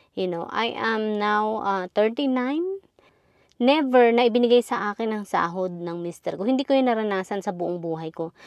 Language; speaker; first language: Filipino; native; Filipino